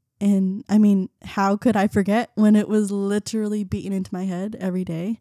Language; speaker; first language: English; early bilingual, other home language; Vietnamese